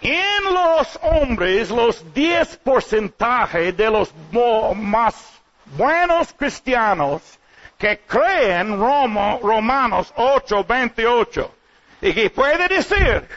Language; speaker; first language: Spanish; non-native, learner; English